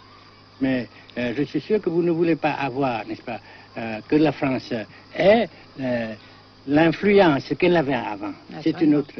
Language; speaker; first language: French; non-native, fluent; Vietnamese